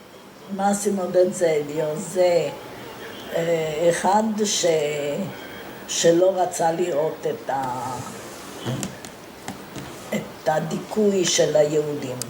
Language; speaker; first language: Hebrew; non-native, fluent; Italian